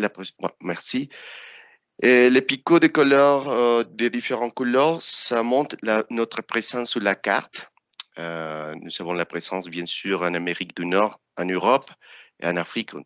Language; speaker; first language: French; non-native, fluent; Spanish